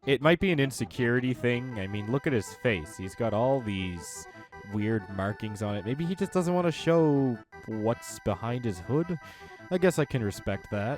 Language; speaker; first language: English; native; English